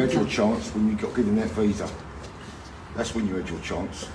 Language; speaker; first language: English; native; English